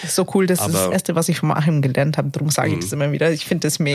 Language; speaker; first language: German; native; German